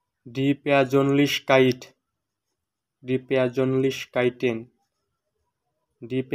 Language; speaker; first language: German; non-native, fluent; Bangla